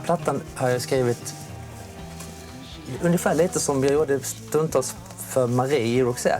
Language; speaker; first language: Swedish; native; Swedish